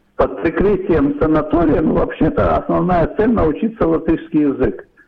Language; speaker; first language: Russian; non-native, local second language; Polish